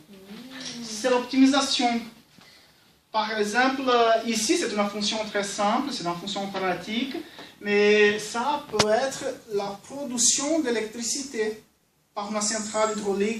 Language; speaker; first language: French; non-native, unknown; Portuguese